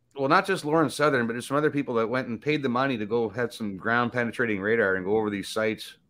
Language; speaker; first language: English; native; English